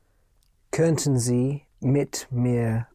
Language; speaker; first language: German; non-native, learner; English